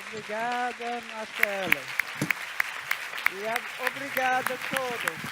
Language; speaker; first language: Portuguese; non-native, fluent; English